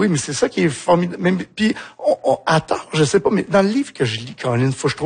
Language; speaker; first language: French; native; French